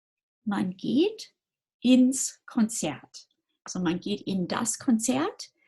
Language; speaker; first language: German; non-native, fluent; English